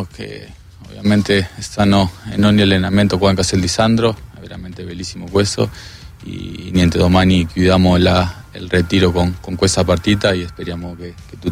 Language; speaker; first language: Italian; non-native, fluent; Spanish